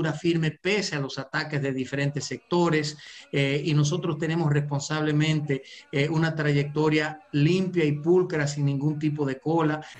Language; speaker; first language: Spanish; early bilingual, heritage; Spanish